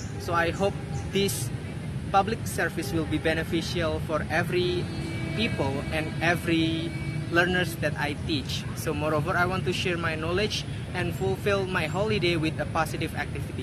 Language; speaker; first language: English; non-native, learner; Indonesian